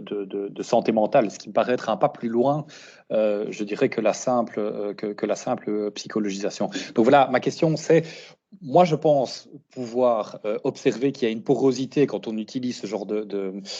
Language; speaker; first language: French; native; French